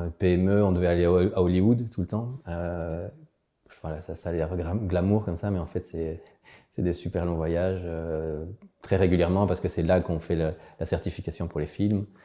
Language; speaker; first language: French; early bilingual, other home language; Spanish